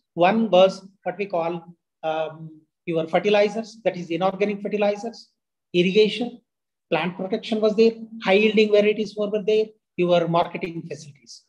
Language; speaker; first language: English; non-native, local second language; Telugu